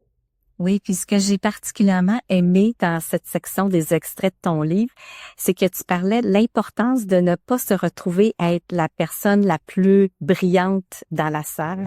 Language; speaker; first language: French; native; French